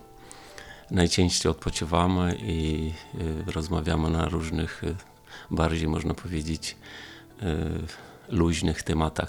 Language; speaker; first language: Polish; non-native, fluent; Romanian